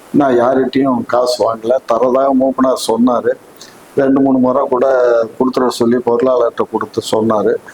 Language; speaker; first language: Tamil; non-native, local second language; Telugu